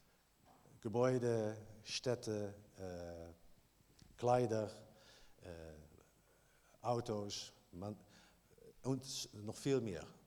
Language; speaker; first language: German; non-native, learner; Dutch